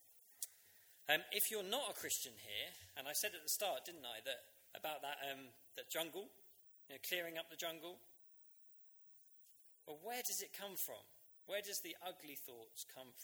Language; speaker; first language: English; native; English